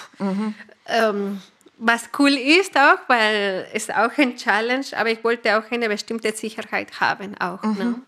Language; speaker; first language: German; non-native, fluent; Spanish